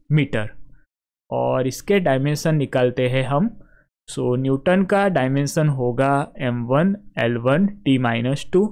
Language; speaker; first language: Hindi; non-native, local second language; Gujarati